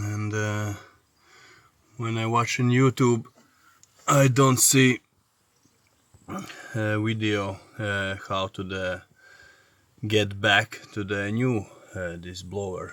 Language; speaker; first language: English; non-native, learner; Latvian